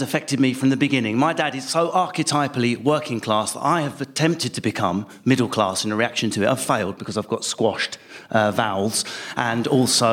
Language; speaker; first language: English; native; English